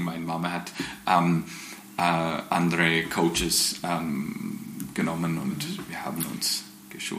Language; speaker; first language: German; non-native, fluent; English